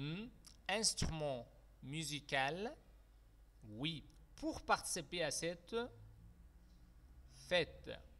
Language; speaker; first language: French; non-native, fluent; Arabic